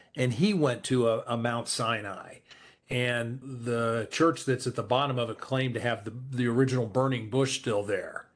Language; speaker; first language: English; native; English